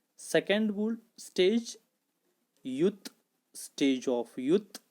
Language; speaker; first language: English; non-native, local second language; Kannada